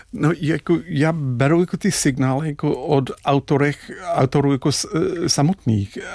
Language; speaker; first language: Czech; non-native, fluent; English